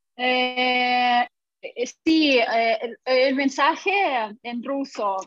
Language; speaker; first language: Spanish; non-native, fluent; Russian